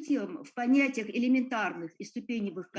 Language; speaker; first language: Russian; native; Russian